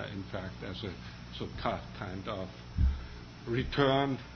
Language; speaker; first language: English; non-native, fluent; Danish